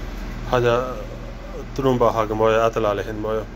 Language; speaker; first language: Arabic; non-native, learner; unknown